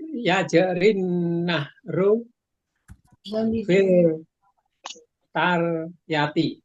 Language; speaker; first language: Arabic; non-native, learner; Indonesian